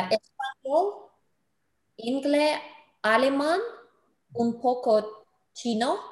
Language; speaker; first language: Spanish; non-native, learner; English